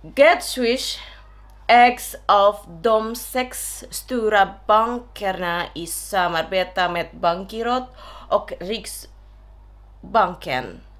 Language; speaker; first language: Swedish; non-native, learner; Indonesian